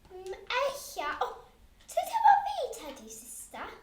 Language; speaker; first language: Welsh; non-native, local second language; English